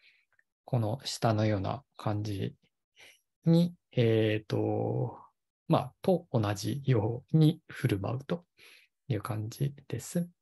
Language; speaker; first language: Japanese; native; Japanese